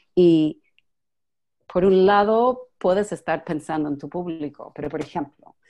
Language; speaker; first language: Spanish; non-native, fluent; English